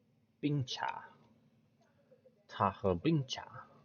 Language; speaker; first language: Chinese; non-native, learner; English